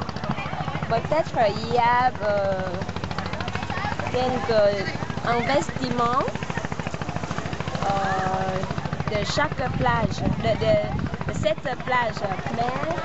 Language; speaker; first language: French; non-native, learner; Vietnamese